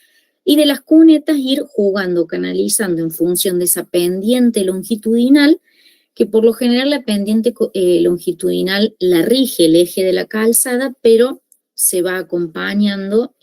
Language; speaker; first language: Spanish; native; Spanish